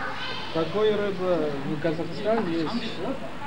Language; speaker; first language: Russian; non-native, learner; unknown